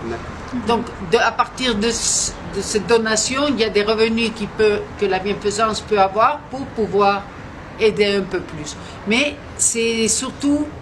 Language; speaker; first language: French; non-native, fluent; Spanish